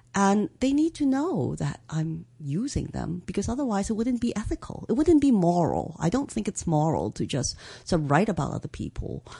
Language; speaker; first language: English; native; English